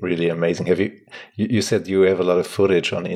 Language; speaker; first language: English; non-native, fluent; German